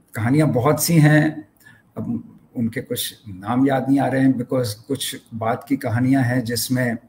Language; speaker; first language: Hindi; native; Hindi